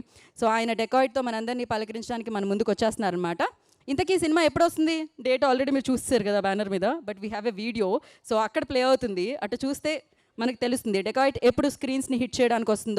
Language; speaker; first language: Telugu; native; Telugu